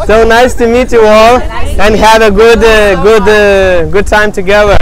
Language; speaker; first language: English; non-native, learner; Lithuanian